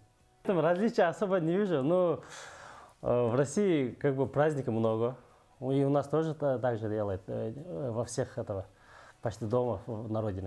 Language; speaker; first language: Russian; non-native, local second language; Kyrgyz